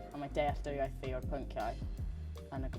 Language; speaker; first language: Welsh; native; Welsh